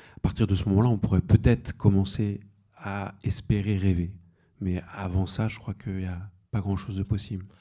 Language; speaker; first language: French; native; French